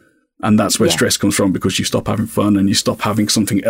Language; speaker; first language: English; native; English